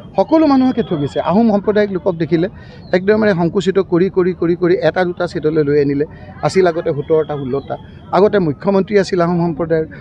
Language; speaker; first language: Assamese; native; Assamese